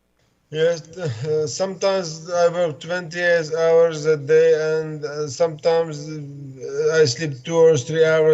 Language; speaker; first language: English; non-native, fluent; Slovak